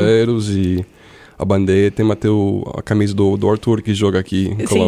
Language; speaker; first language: Portuguese; non-native, fluent; English